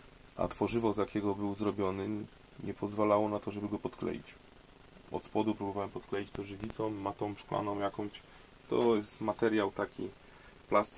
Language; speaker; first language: Polish; native; Polish